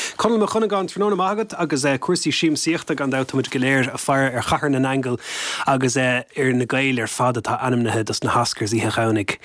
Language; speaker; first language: Irish; native; Irish